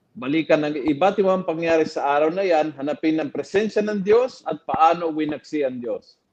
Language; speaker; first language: Filipino; non-native, fluent; Spanish